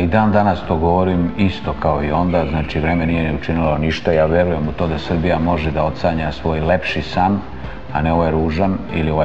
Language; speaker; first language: Serbian; native; Serbian